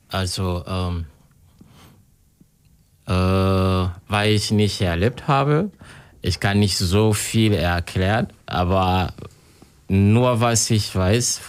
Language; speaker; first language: German; non-native, learner; Kinyarwanda